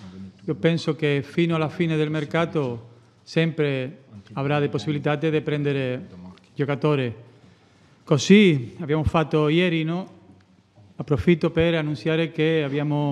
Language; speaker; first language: Italian; non-native, fluent; Spanish